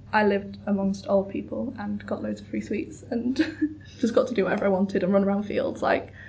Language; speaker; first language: English; native; English